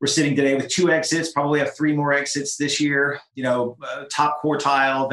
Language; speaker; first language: English; native; English